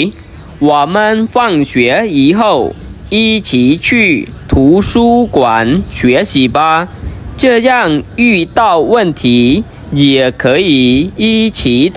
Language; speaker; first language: Chinese; non-native, fluent; Khmer